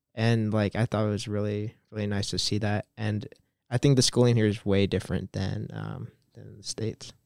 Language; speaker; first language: English; native; English